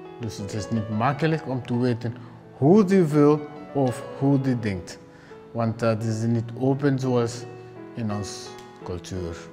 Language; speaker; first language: Dutch; non-native, learner; Somali